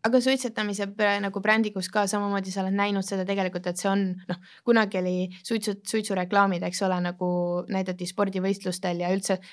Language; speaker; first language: Estonian; native; Estonian